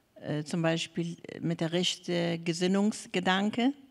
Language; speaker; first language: German; non-native, fluent; Persian